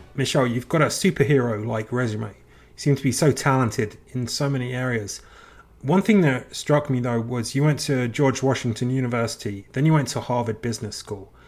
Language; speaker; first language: English; native; English